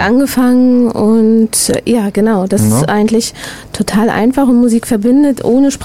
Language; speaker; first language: German; native; German